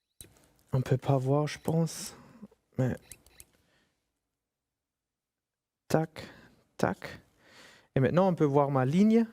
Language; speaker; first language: French; non-native, fluent; German